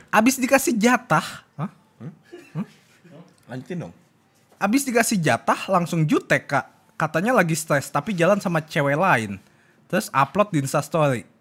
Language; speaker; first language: Indonesian; native; Indonesian